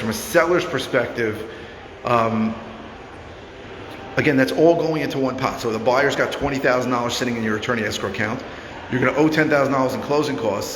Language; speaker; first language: English; native; English